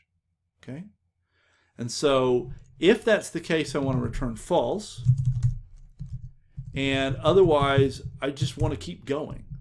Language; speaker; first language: English; native; English